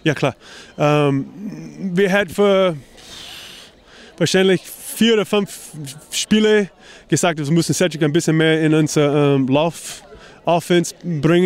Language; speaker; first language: German; non-native, fluent; English